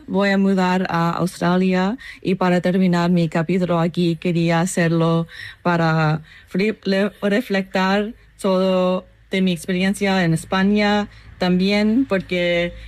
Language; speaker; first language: Spanish; non-native, learner; English